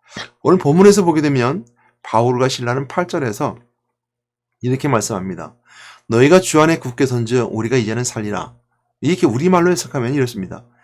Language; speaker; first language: Korean; native; Korean